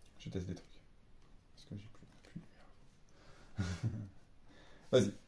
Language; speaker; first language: French; native; French